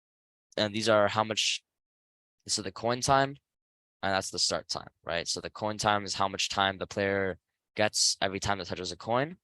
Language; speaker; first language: English; native; English